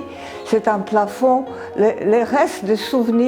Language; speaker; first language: French; non-native, fluent; Serbian